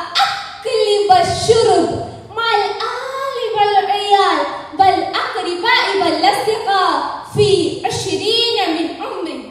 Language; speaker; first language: Arabic; non-native, learner; Malayalam